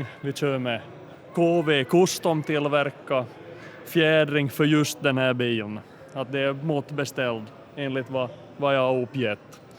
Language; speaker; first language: Swedish; native; Swedish